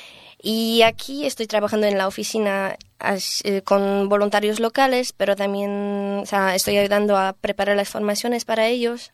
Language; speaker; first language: Spanish; non-native, fluent; Polish